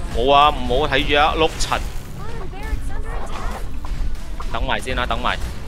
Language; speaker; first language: Chinese; native; Chinese